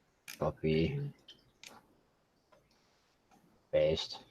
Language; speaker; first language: English; native; English